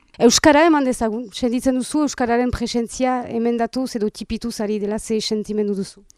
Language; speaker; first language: Basque; native; Basque